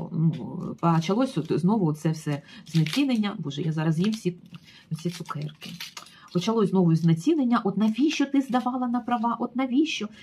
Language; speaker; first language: Ukrainian; native; Ukrainian